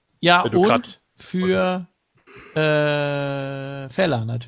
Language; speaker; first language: German; native; German